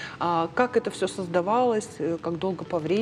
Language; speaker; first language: Russian; native; Russian